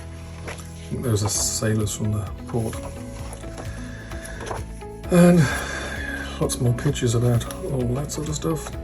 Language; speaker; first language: English; native; English